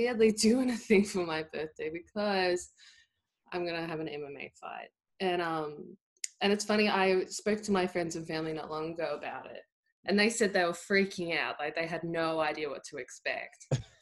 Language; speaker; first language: English; native; English